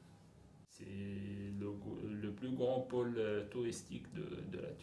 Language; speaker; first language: French; non-native, local second language; Arabic